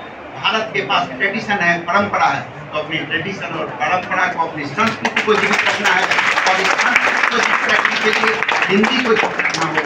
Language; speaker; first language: Hindi; native; Hindi